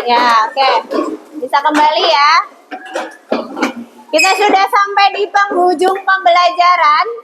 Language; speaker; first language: Indonesian; native; Indonesian